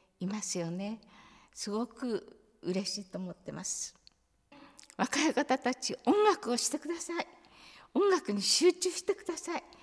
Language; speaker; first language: Japanese; native; Japanese